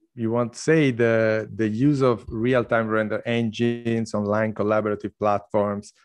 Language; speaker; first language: English; non-native, fluent; Italian